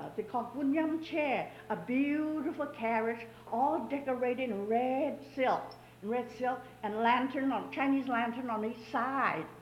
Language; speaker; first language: English; early bilingual, other home language; Chinese